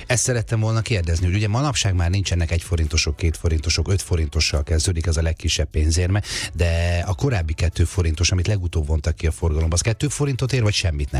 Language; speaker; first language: Hungarian; native; Hungarian